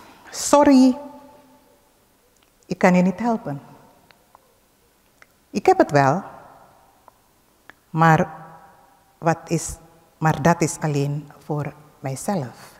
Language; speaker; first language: Dutch; early bilingual, other home language; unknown